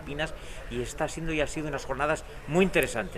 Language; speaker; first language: Spanish; native; Spanish